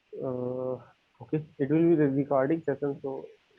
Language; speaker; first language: English; non-native, learner; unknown